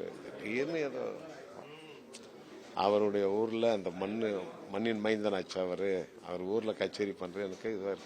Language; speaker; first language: Tamil; native; Tamil